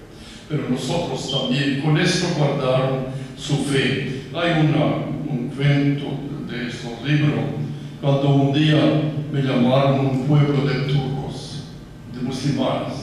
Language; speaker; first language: Spanish; non-native, fluent; Croatian